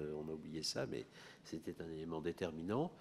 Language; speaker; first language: French; native; French